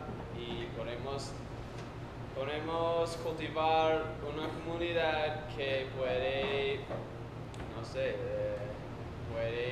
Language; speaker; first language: Spanish; non-native, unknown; English